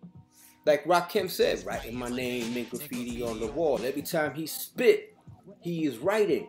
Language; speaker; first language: English; native; English